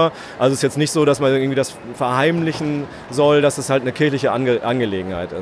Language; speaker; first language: German; native; German